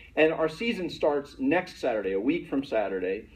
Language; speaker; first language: English; native; English